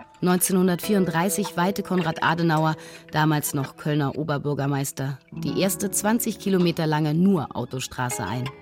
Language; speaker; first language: German; native; German